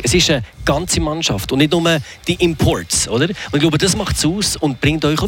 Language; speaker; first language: German; native; German